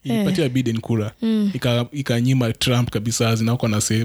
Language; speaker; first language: English; non-native, local second language; Luo (Kenya and Tanzania)